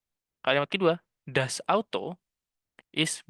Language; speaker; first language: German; non-native, fluent; Indonesian